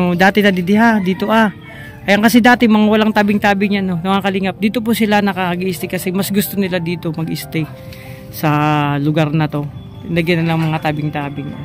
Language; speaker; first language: Filipino; non-native, local second language; Bikol